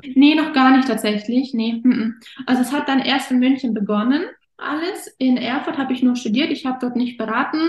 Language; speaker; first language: German; early bilingual, other home language; Russian